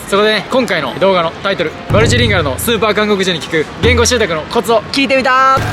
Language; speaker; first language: Japanese; native; Japanese